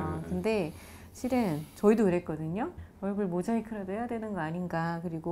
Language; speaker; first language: Korean; native; Korean